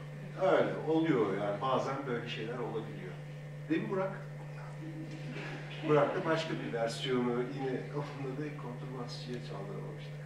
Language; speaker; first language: Turkish; native; Turkish